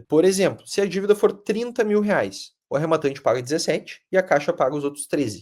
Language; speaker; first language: Portuguese; native; Portuguese